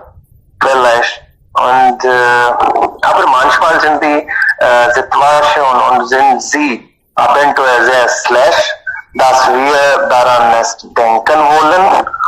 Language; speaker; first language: German; non-native, learner; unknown